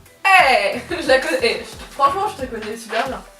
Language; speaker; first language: French; native; French